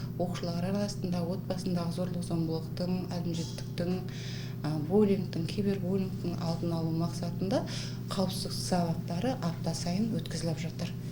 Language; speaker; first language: Kazakh; native; Kazakh